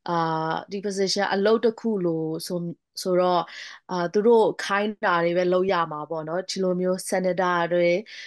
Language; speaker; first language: Burmese; non-native, local second language; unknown